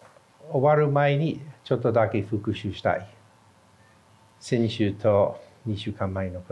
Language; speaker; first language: Japanese; non-native, fluent; English